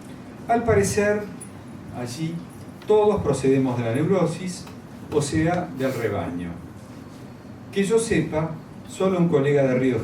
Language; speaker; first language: Spanish; native; Spanish